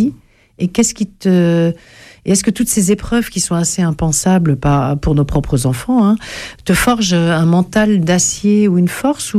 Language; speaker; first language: French; native; French